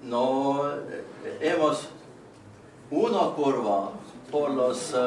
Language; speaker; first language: Spanish; non-native, learner; Estonian